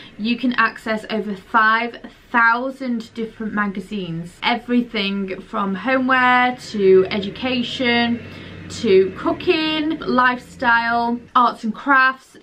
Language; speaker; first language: English; native; English